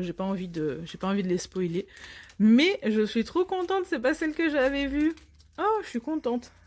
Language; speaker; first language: French; native; French